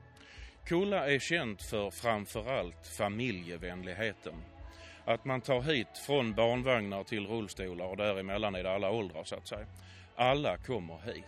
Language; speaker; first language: Swedish; native; Swedish